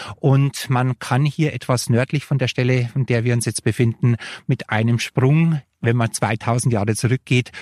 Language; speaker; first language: German; native; German